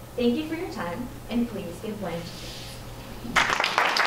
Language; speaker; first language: English; native; English